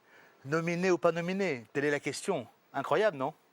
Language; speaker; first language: French; native; French